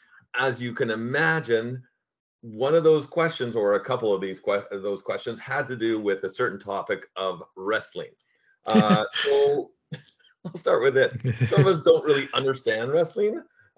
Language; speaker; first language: English; native; English